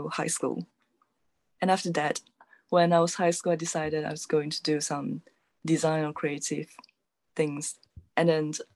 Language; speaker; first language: English; non-native, local second language; Chinese